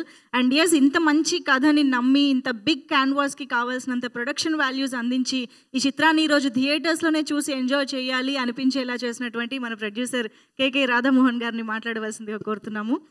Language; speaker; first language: Telugu; native; Telugu